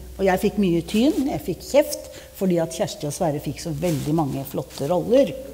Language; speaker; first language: Norwegian; native; Norwegian